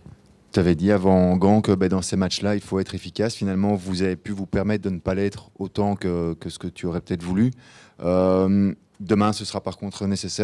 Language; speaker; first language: French; native; French